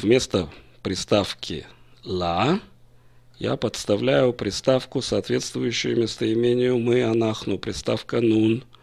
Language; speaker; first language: Russian; native; Russian